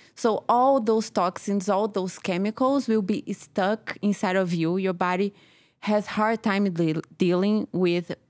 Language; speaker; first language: English; non-native, fluent; Portuguese